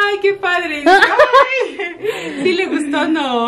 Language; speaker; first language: Spanish; native; Spanish